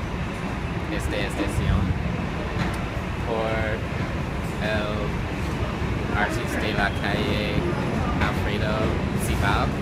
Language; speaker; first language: Spanish; non-native, learner; English